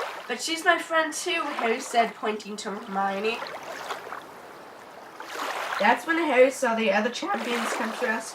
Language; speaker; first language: English; native; English